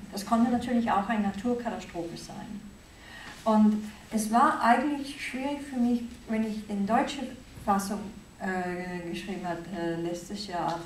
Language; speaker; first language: German; non-native, fluent; Danish